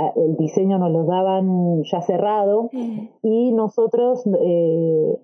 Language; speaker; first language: Spanish; native; Spanish